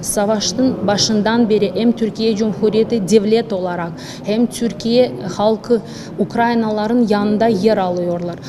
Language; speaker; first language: Turkish; non-native, fluent; Ukrainian